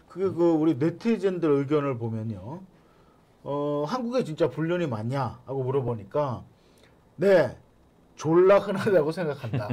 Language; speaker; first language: Korean; native; Korean